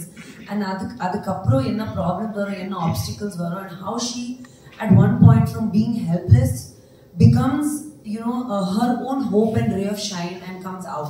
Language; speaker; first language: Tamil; non-native, learner; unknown